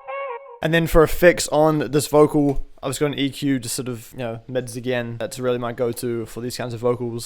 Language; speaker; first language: English; native; English